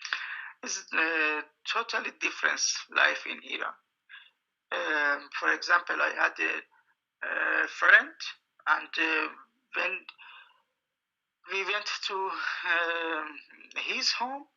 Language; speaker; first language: English; non-native, fluent; Persian